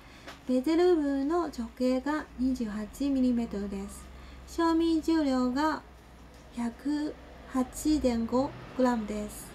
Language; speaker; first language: Japanese; non-native, fluent; Chinese